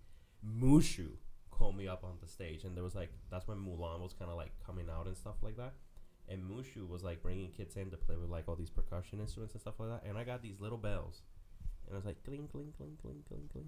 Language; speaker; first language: English; non-native, fluent; Spanish